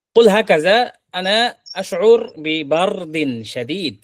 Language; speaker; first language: Arabic; non-native, fluent; Bangla